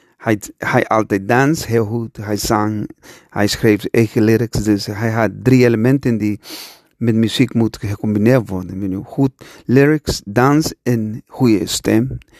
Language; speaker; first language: Dutch; non-native, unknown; Spanish